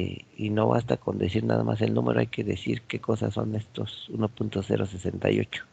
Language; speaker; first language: Spanish; native; Spanish